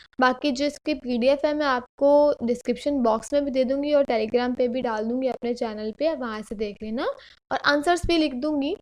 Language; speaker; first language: Hindi; native; Hindi